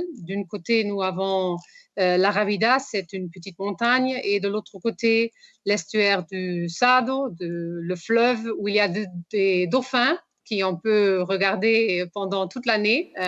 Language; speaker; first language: French; non-native, fluent; Portuguese